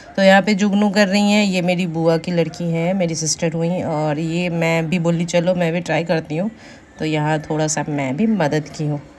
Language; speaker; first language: Hindi; native; Hindi